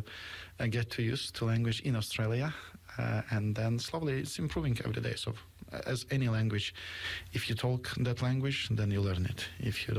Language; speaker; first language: English; non-native, fluent; Ukrainian